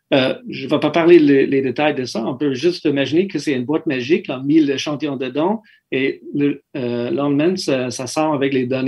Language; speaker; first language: French; non-native, fluent; English